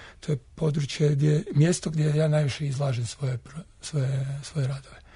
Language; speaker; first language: Croatian; native; Croatian